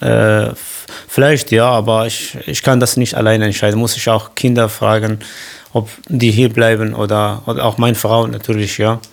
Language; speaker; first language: German; non-native, learner; Arabic